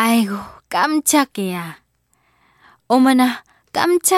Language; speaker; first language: Korean; non-native, fluent; Vietnamese